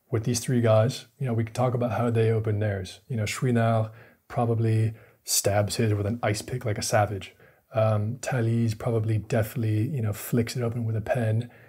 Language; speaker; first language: English; native; English